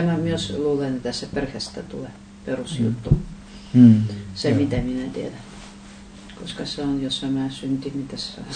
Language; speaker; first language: Finnish; non-native, learner; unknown